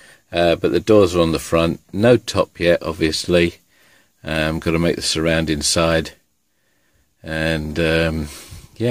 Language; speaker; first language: English; native; English